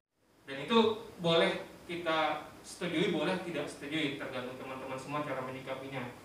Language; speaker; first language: Indonesian; native; Indonesian